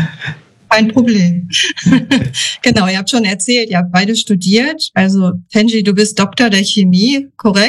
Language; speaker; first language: German; native; German